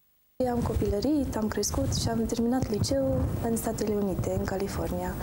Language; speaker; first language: Romanian; early bilingual, heritage; Romanian